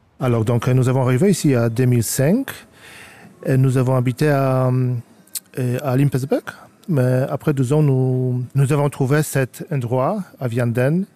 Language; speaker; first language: French; non-native, learner; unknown